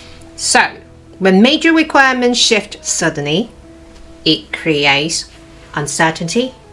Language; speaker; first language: English; non-native, fluent; Cantonese